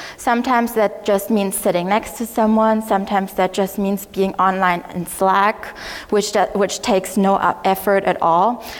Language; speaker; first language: English; non-native, fluent; German